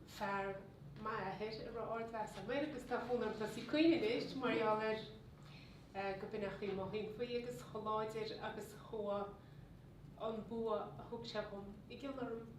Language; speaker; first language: Irish; native; Irish